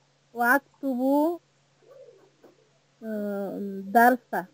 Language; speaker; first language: Arabic; non-native, learner; Bangla